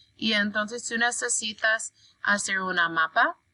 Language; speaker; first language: Spanish; non-native, learner; English